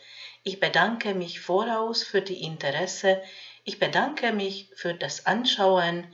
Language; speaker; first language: German; non-native, fluent; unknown